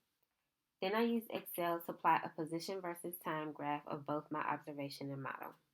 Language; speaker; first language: English; native; English